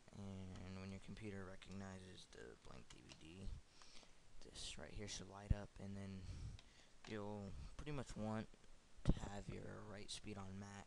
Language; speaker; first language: English; native; English